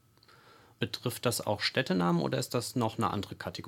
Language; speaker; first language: German; native; German